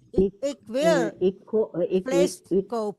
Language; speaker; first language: Dutch; non-native, fluent; Indonesian